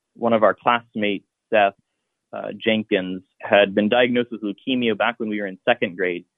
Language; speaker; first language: English; native; English